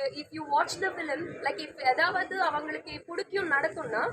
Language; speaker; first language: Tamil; non-native, learner; Telugu